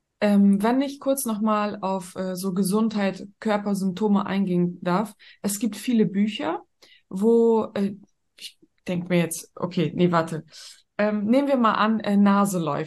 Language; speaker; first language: German; native; German